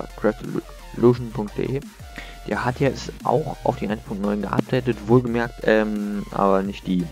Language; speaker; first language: German; native; German